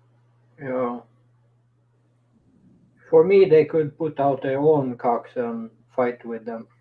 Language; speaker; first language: English; non-native, fluent; Norwegian